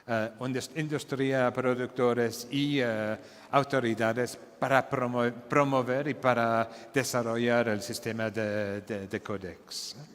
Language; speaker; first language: Spanish; non-native, fluent; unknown